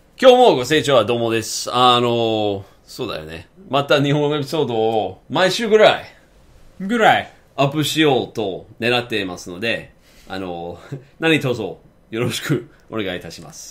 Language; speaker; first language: Japanese; non-native, fluent; English